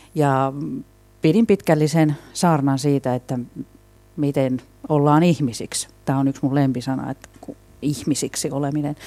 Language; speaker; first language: Finnish; native; Finnish